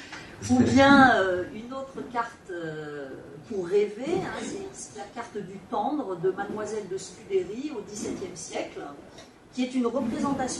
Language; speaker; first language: French; native; French